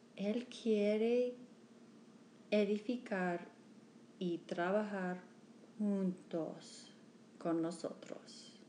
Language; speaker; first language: Spanish; non-native, learner; English